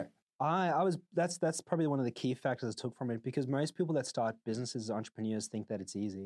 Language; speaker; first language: English; native; English